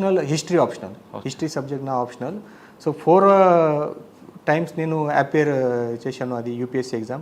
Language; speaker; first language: Telugu; non-native, fluent; Marathi